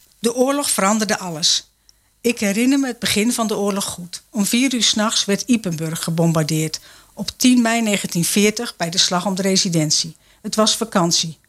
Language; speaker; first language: Dutch; native; Dutch